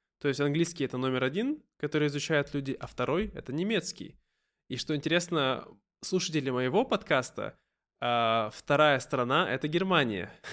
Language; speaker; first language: Russian; native; Russian